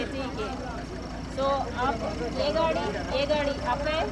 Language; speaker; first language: Hindi; non-native, local second language; Telugu